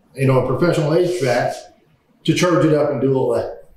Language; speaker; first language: English; native; English